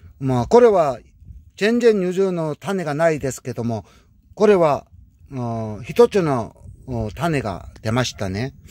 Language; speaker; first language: Japanese; non-native, learner; Korean